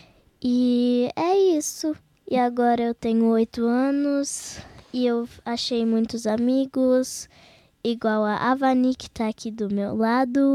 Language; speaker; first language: Portuguese; early bilingual, heritage; Portuguese